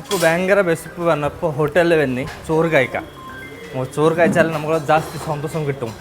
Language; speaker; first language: Malayalam; non-native, learner; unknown